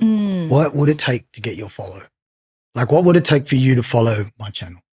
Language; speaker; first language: English; native; English